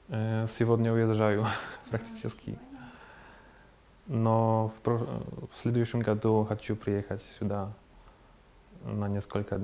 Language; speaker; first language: Russian; non-native, fluent; Polish